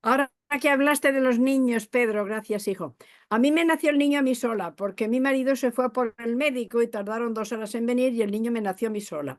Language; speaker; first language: Spanish; native; Spanish